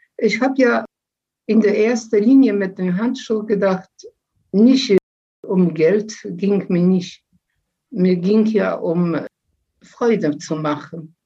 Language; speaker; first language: German; non-native, fluent; Polish